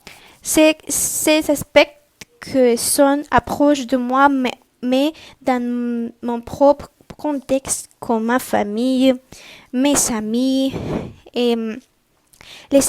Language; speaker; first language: French; non-native, learner; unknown